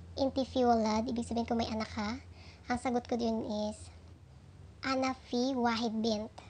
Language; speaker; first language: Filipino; native; Filipino